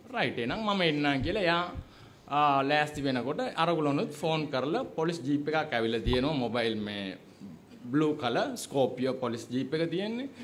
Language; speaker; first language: Sinhala; non-native, local second language; Tamil